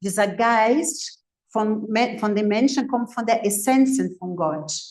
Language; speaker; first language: German; non-native, fluent; Portuguese